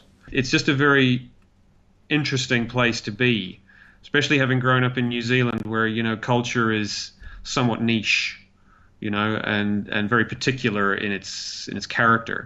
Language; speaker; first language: English; native; English